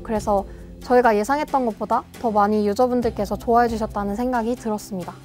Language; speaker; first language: Korean; native; Korean